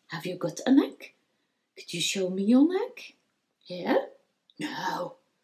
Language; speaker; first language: English; non-native, fluent; Czech